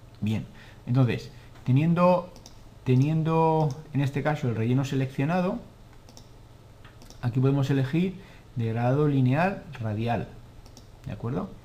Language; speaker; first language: Spanish; native; Spanish